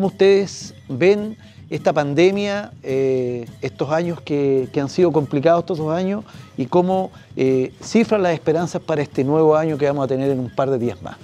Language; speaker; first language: Spanish; native; Spanish